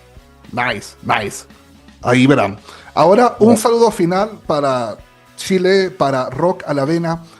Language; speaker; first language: Spanish; native; Spanish